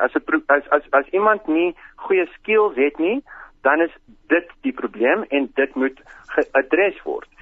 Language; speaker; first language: Afrikaans; non-native, local second language; English